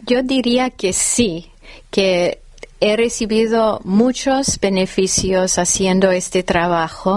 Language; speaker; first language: Spanish; non-native, fluent; English